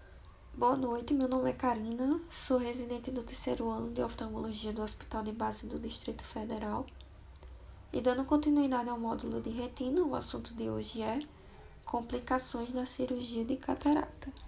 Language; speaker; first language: Portuguese; native; Portuguese